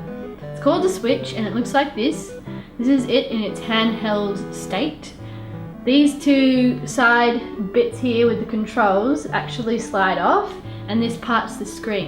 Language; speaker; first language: English; native; English